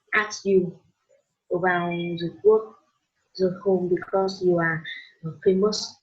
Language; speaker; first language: English; non-native, learner; Vietnamese